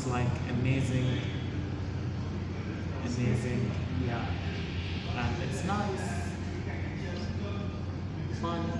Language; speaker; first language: English; non-native, learner; Arabic